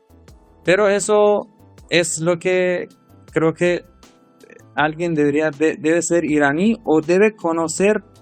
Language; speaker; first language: Spanish; non-native, fluent; Persian